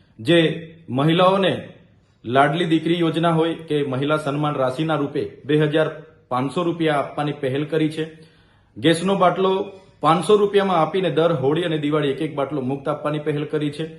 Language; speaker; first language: Gujarati; non-native, local second language; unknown